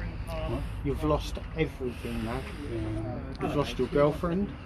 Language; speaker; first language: English; native; English